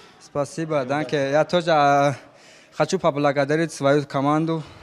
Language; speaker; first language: Russian; non-native, fluent; Tajik